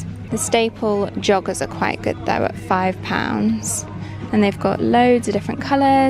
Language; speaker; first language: English; native; English